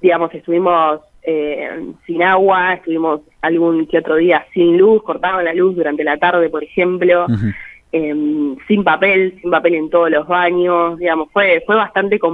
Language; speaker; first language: Spanish; native; Spanish